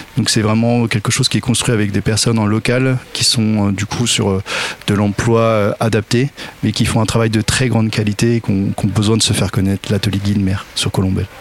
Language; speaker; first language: French; native; French